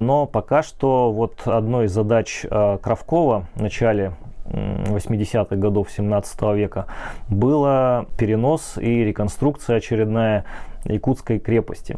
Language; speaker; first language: Russian; native; Russian